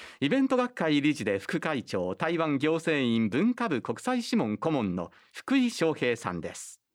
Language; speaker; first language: Japanese; native; Japanese